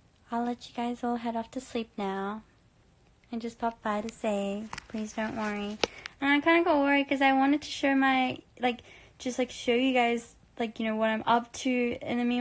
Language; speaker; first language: English; early bilingual, other home language; Korean